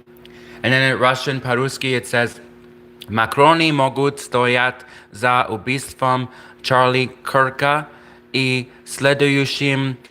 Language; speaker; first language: Russian; non-native, learner; English